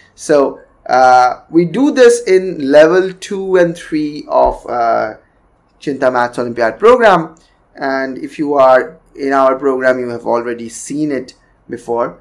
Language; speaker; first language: English; non-native, local second language; Bangla